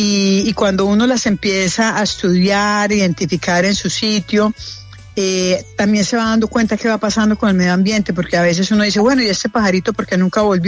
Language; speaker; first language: Spanish; native; Spanish